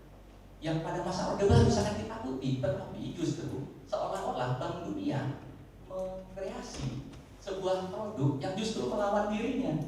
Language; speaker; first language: Indonesian; native; Indonesian